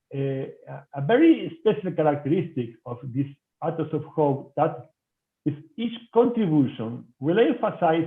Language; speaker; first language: English; non-native, fluent; Spanish